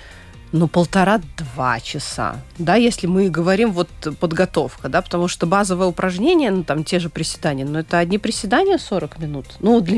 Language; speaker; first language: Russian; native; Russian